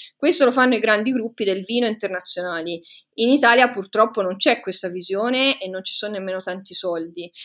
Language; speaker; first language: Italian; native; Italian